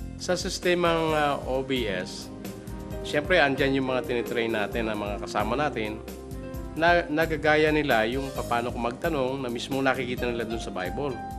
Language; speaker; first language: Filipino; native; Filipino